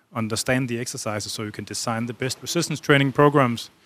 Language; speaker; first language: English; non-native, fluent; Danish